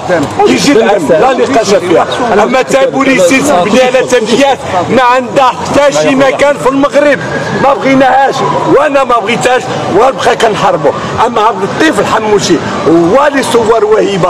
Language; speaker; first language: Arabic; native; Arabic